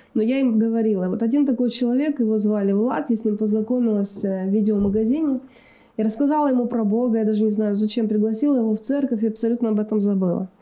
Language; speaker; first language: Russian; native; Russian